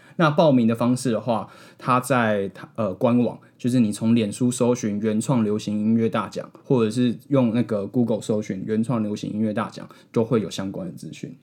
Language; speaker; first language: Chinese; native; Chinese